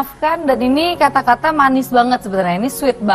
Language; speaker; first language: Indonesian; native; Indonesian